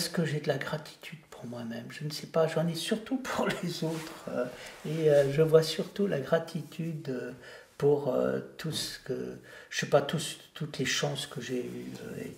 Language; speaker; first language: French; native; French